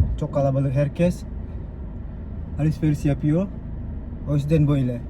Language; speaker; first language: Turkish; non-native, fluent; Indonesian